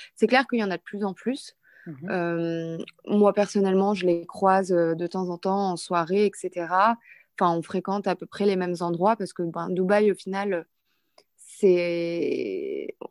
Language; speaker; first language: French; native; French